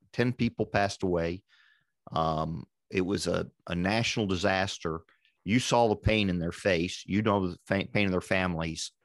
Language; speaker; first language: English; native; English